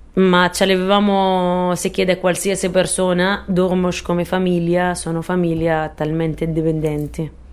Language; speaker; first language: Italian; non-native, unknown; Arabic